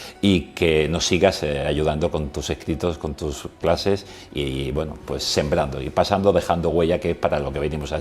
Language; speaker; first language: Spanish; native; Spanish